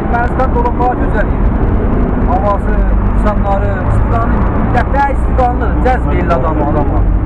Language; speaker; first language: Azerbaijani; native; Azerbaijani